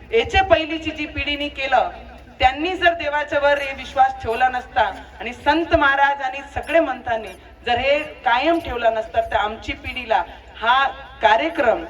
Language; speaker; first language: Marathi; non-native, local second language; Punjabi